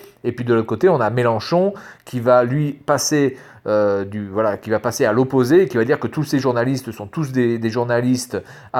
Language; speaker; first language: French; native; French